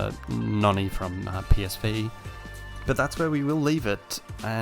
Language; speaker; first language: English; native; English